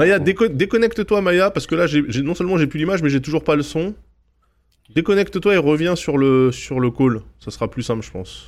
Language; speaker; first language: French; native; French